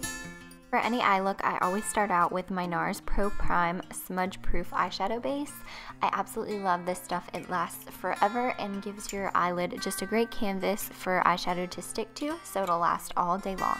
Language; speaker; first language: English; native; English